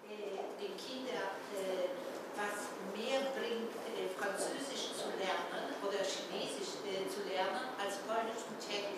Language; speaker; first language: German; non-native, fluent; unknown